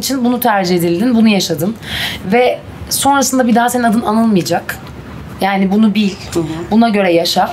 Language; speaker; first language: Turkish; native; Turkish